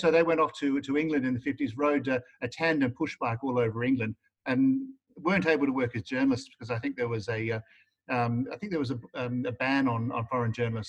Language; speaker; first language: English; native; English